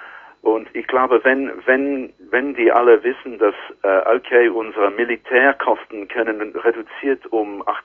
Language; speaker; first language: German; non-native, learner; English